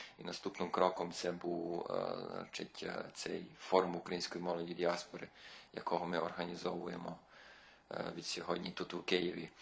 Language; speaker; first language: Ukrainian; early bilingual, heritage; Ukrainian